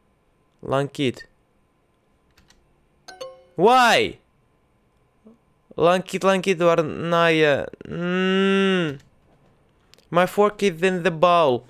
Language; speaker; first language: English; non-native, learner; Russian